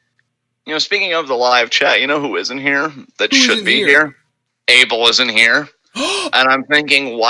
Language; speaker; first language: English; native; English